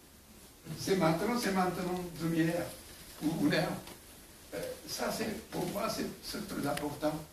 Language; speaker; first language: French; non-native, learner; Japanese